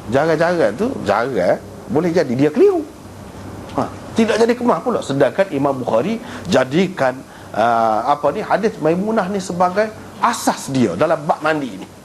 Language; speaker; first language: Malay; native; Malay